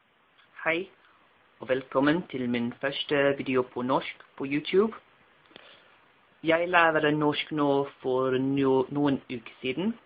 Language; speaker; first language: Norwegian; non-native, learner; English